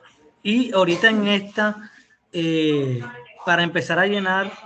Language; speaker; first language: Spanish; native; Spanish